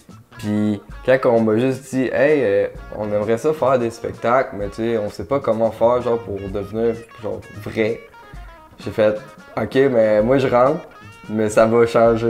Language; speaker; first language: French; native; French